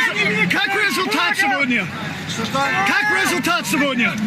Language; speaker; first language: Russian; non-native, learner; English